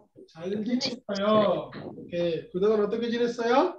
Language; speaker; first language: Korean; non-native, learner; Bangla